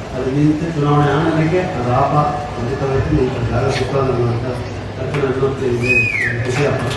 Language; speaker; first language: Kannada; non-native, local second language; Kodava